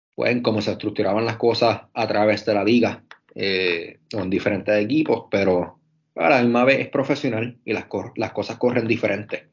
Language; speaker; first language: Spanish; native; Spanish